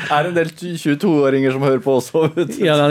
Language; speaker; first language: Norwegian; native; Norwegian